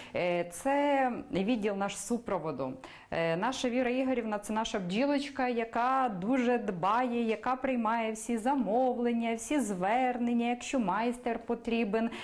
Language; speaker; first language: Ukrainian; native; Ukrainian